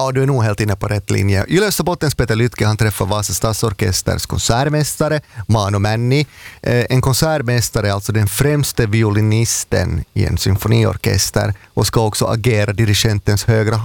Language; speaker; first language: Swedish; native; Swedish